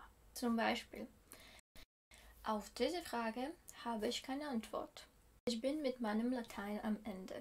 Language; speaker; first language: German; non-native, fluent; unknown